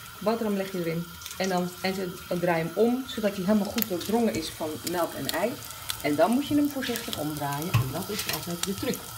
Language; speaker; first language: Dutch; native; Dutch